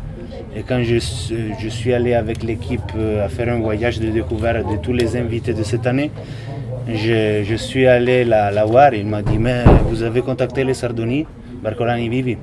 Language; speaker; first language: French; non-native, fluent; Italian